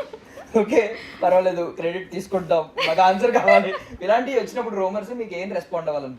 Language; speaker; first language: Telugu; native; Telugu